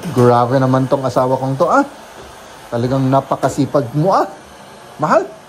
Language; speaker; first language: Filipino; native; Filipino